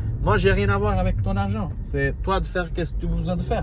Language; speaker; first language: French; non-native, fluent; Portuguese